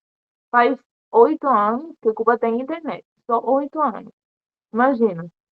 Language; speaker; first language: Portuguese; non-native, learner; Spanish